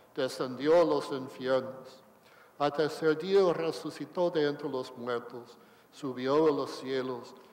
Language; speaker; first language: Spanish; non-native, fluent; English